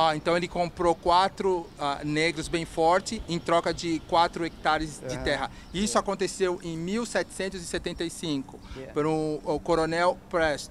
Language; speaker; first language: Portuguese; native; Portuguese